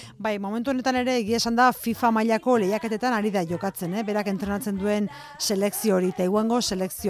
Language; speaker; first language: Basque; native; Basque